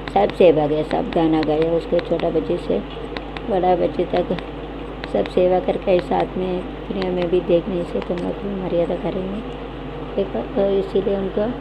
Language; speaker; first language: Hindi; non-native, local second language; Tamil